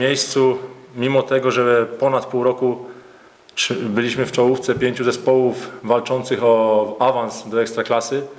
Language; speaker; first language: Polish; native; Polish